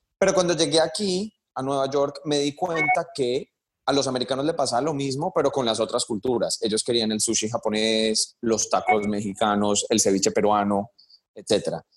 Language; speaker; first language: Spanish; early bilingual, heritage; Spanish